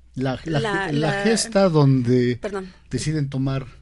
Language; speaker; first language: Spanish; native; Spanish